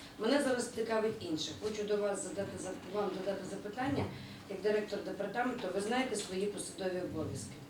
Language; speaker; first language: Ukrainian; native; Ukrainian